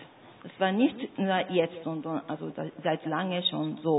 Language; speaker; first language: German; non-native, fluent; Japanese